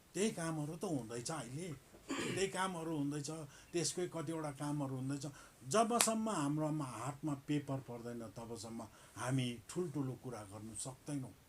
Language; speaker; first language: Nepali; native; Nepali